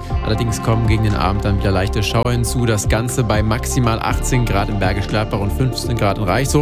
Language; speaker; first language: German; native; German